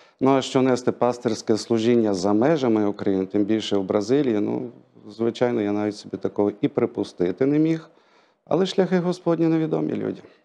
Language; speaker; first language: Ukrainian; native; Ukrainian